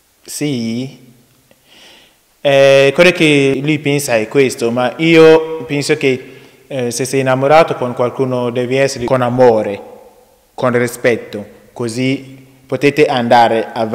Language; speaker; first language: Italian; non-native, learner; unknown